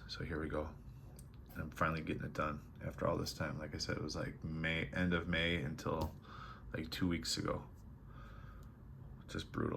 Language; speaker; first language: English; native; English